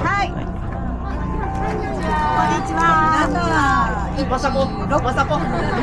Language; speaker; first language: Japanese; native; Japanese